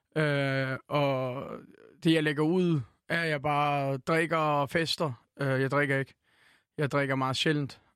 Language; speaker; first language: Danish; early bilingual, other home language; Turkish